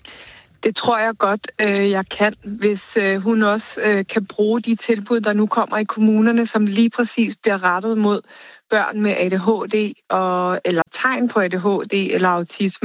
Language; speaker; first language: Danish; native; Danish